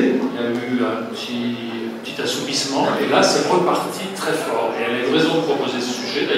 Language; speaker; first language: French; native; French